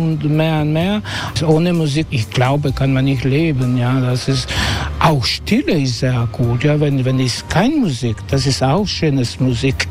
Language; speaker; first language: German; non-native, learner; Croatian